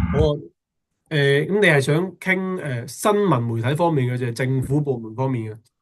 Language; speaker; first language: Chinese; native; Chinese